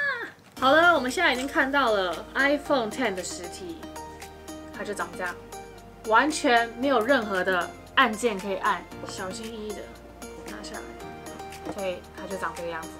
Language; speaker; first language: Chinese; native; Chinese